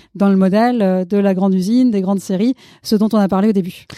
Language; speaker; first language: French; non-native, fluent; Malayalam